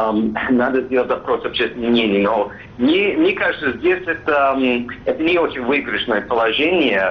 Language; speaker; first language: Russian; non-native, fluent; English